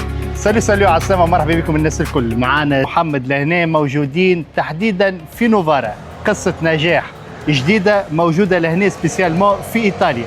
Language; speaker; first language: Arabic; native; Arabic